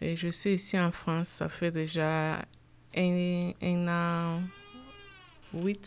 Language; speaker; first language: French; non-native, learner; Portuguese